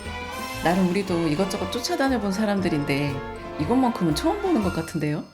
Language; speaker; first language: Korean; native; Korean